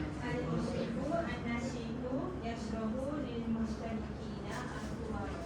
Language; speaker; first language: Arabic; non-native, learner; Malay